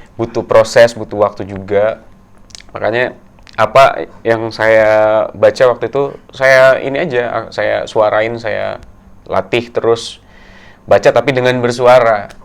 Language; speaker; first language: Indonesian; non-native, local second language; Javanese